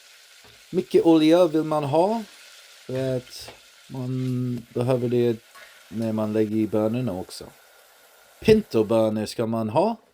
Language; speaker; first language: Swedish; non-native, learner; English